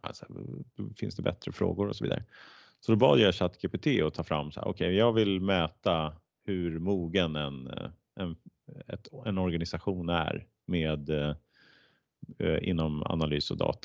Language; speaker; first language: Swedish; native; Swedish